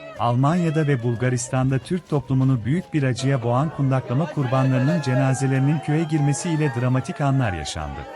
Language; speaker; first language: Turkish; native; Turkish